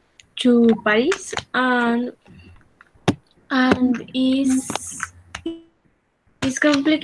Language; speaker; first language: English; non-native, learner; Spanish